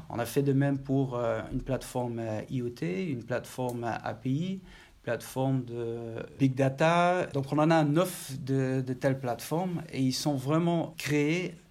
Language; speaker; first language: French; non-native, fluent; Dutch